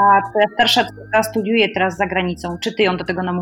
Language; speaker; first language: Polish; native; Polish